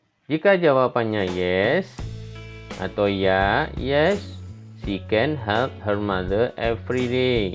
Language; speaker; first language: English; non-native, learner; Indonesian